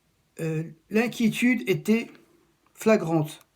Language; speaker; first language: French; non-native, local second language; Arabic